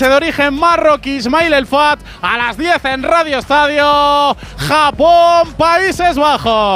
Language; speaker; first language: Spanish; native; Spanish